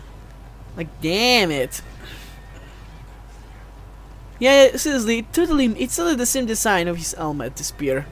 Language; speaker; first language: English; non-native, fluent; Italian